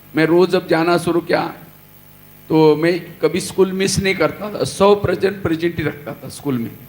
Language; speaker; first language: Hindi; non-native, local second language; Marathi